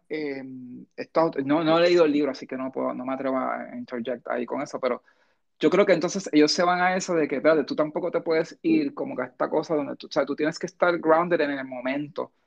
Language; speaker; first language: Spanish; early bilingual, heritage; Spanish